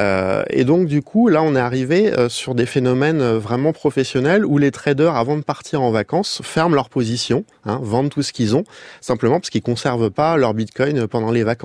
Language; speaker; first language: French; native; French